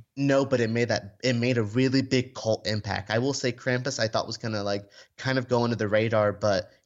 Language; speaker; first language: English; native; English